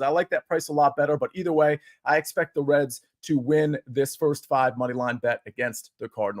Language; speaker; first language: English; native; English